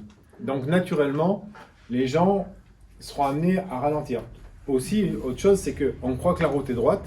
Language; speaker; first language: French; native; French